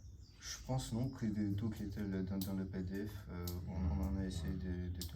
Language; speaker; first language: French; non-native, learner; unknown